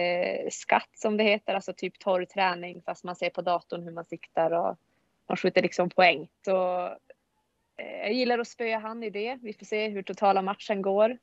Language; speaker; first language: Swedish; native; Swedish